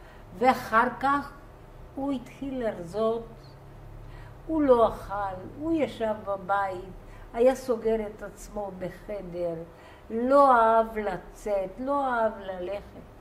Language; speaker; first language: Hebrew; non-native, fluent; Bulgarian